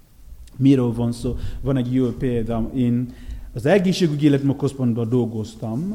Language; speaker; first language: Hungarian; non-native, fluent; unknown